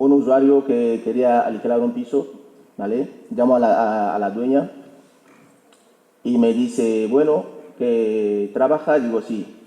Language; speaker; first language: Spanish; non-native, fluent; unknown